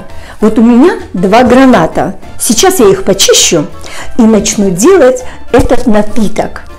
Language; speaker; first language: Russian; native; Russian